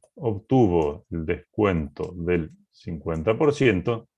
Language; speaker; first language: Spanish; native; Spanish